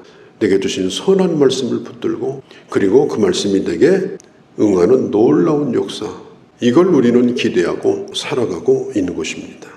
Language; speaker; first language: Korean; native; Korean